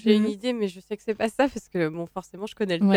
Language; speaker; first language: French; native; French